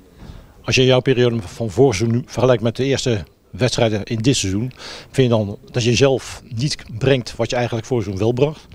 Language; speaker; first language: Dutch; native; Dutch